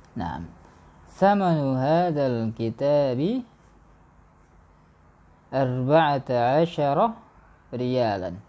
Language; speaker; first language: Arabic; non-native, fluent; Indonesian